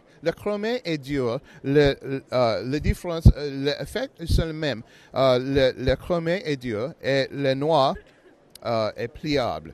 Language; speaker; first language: French; non-native, learner; English